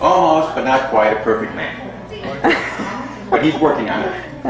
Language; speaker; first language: English; native; English